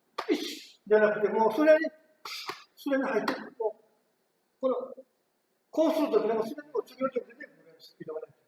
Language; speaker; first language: Japanese; native; Japanese